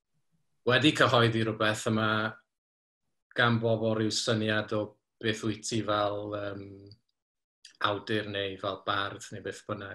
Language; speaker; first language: Welsh; native; Welsh